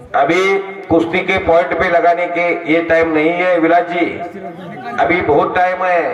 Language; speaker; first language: Hindi; non-native, local second language; Marathi